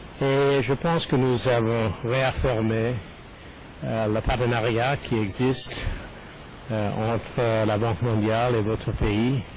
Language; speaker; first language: French; non-native, fluent; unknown